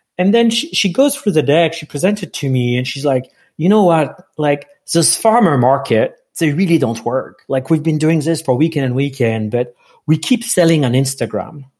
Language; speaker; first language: English; non-native, fluent; French